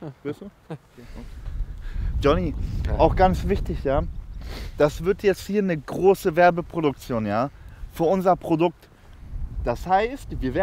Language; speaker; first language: German; native; German